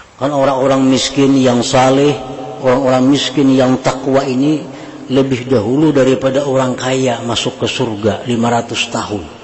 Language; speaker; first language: Indonesian; native; Indonesian